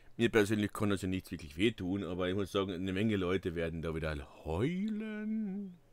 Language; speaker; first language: German; native; German